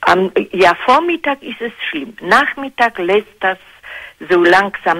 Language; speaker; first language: German; non-native, fluent; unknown